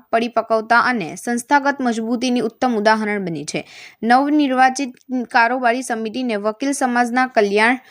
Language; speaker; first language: Gujarati; native; Gujarati